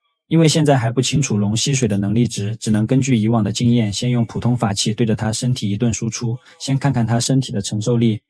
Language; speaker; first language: Chinese; native; Chinese